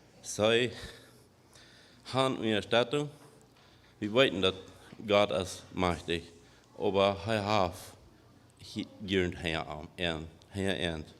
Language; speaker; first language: German; non-native, learner; Low German